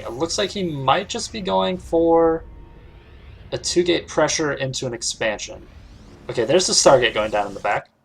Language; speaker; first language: English; native; English